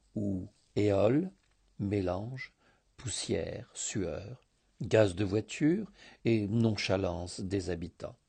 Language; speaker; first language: French; early bilingual, heritage; Greek